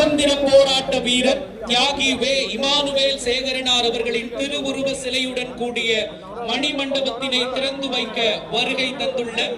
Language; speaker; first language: Tamil; native; Tamil